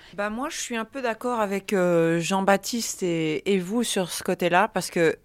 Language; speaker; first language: French; native; French